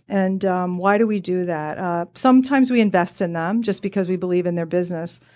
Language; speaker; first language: English; native; English